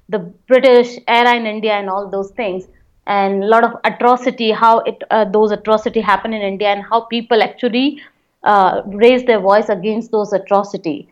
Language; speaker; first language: English; non-native, local second language; Hindi